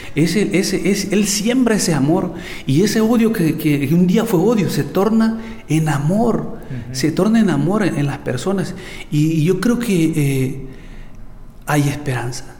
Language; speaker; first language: Spanish; native; Spanish